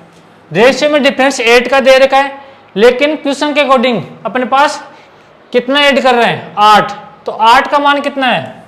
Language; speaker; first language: Hindi; native; Hindi